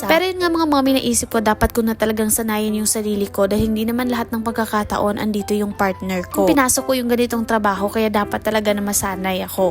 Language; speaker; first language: Filipino; non-native, local second language; Cebuano